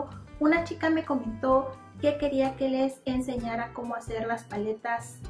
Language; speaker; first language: Spanish; native; Spanish